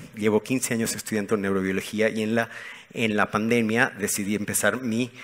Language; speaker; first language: Spanish; native; Spanish